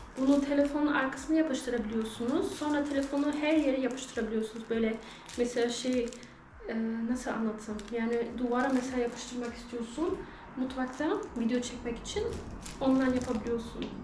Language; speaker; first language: Turkish; early bilingual, heritage; Turkish